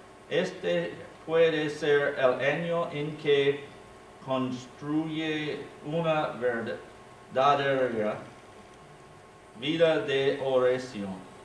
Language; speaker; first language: Spanish; non-native, learner; English